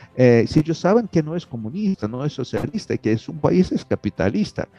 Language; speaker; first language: Spanish; non-native, fluent; Russian